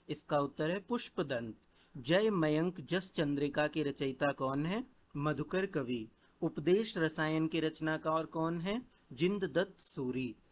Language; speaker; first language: Hindi; native; Hindi